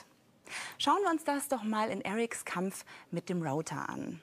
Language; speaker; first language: German; native; German